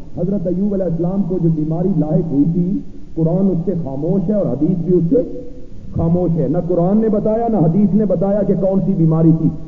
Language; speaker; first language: Urdu; native; Urdu